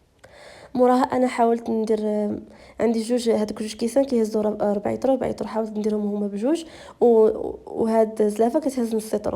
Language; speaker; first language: Arabic; native; Arabic